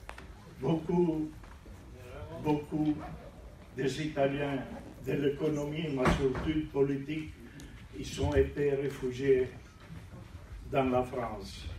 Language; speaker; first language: French; non-native, learner; Italian